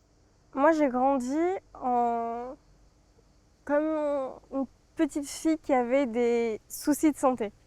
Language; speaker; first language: French; native; French